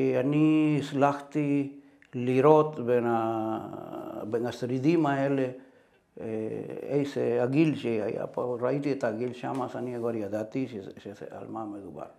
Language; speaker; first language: Hebrew; non-native, fluent; Spanish